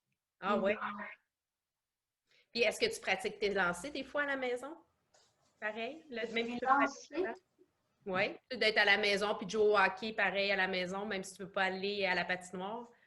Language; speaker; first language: French; native; French